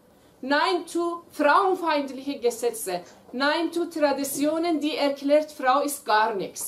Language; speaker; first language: German; non-native, fluent; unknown